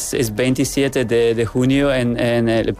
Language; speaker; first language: Spanish; non-native, learner; Ukrainian